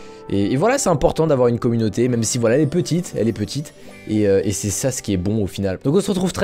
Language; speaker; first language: French; native; French